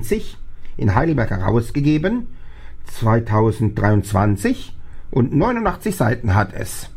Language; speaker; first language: German; native; German